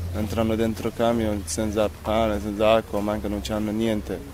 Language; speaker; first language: Italian; non-native, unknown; Persian